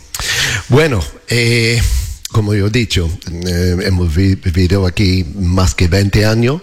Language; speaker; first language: Spanish; non-native, learner; English